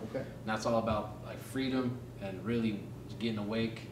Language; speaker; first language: English; native; English